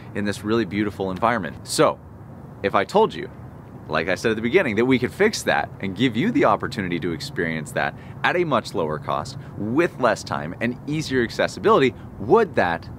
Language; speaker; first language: English; native; English